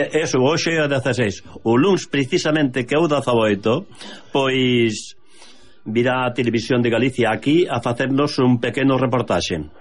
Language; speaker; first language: Galician; early bilingual, heritage; Galician